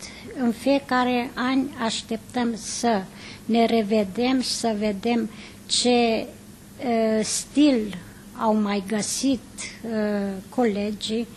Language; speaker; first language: Romanian; non-native, local second language; Hungarian